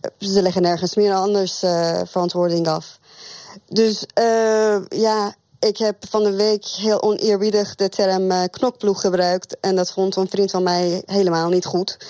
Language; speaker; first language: Dutch; non-native, fluent; Persian